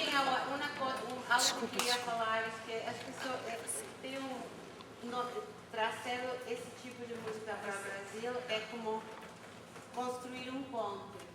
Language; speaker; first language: Portuguese; non-native, fluent; Spanish